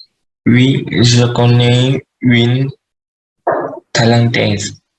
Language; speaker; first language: French; non-native, learner; Vietnamese